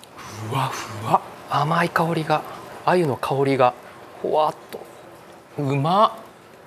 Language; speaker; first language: Japanese; native; Japanese